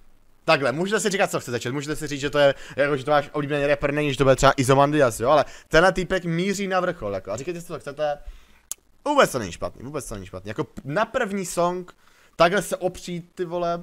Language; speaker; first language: Czech; native; Czech